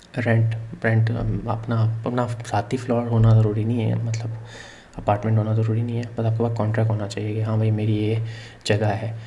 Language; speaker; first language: Urdu; native; Urdu